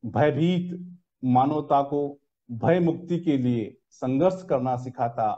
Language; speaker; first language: Hindi; non-native, local second language; Rajasthani